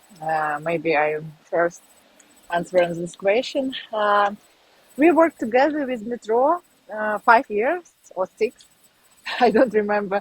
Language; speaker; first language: English; non-native, learner; Ukrainian